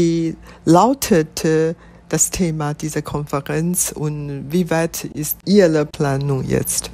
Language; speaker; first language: German; non-native, fluent; Chinese